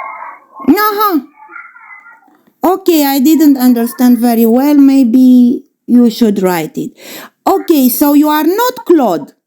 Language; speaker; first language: English; non-native, fluent; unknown